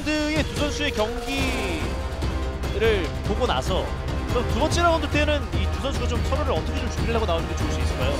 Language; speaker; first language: Korean; native; Korean